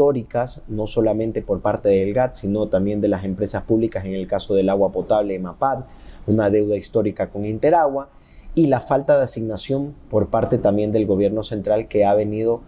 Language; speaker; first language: Spanish; native; Spanish